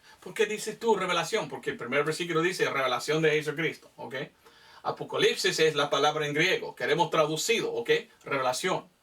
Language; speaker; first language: Spanish; non-native, fluent; English